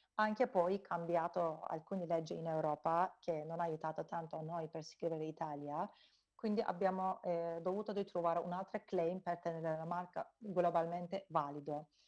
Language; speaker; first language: Italian; non-native, fluent; Turkish